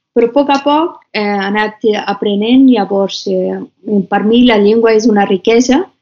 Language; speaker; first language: Catalan; non-native, fluent; Persian